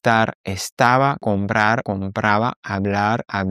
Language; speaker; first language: Spanish; non-native, fluent; French